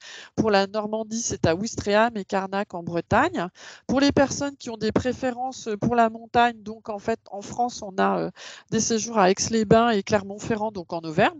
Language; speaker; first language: French; native; French